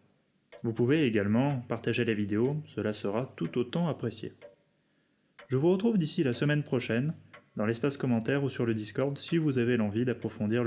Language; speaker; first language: French; native; French